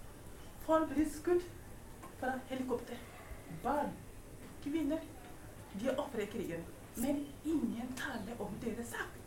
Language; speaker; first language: Norwegian; non-native, fluent; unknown